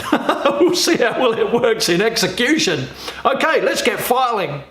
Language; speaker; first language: English; native; English